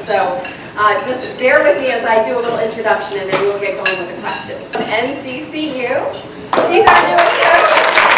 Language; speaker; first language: English; native; English